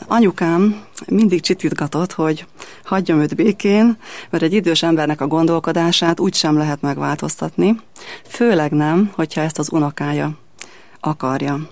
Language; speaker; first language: Hungarian; native; Hungarian